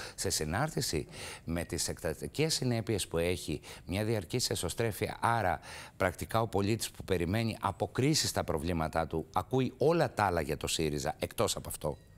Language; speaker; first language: Greek; native; Greek